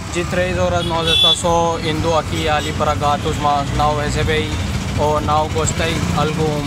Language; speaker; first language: Portuguese; non-native, learner; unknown